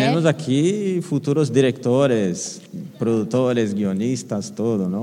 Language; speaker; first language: Spanish; non-native, fluent; Portuguese